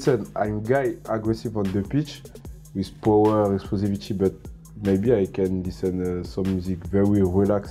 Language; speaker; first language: English; non-native, learner; French